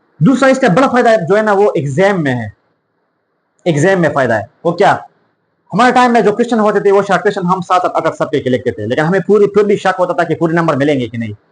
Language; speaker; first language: Urdu; non-native, local second language; Pashto